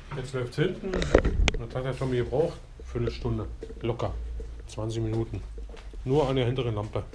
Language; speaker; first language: German; native; German